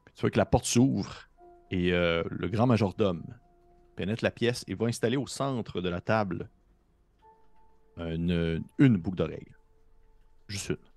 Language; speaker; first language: French; native; French